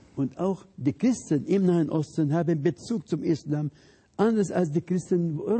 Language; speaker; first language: German; non-native, fluent; Arabic